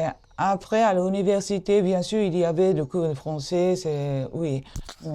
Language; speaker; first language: French; non-native, fluent; Japanese